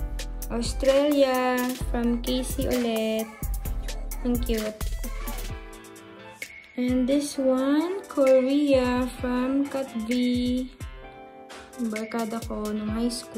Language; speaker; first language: English; non-native, local second language; Filipino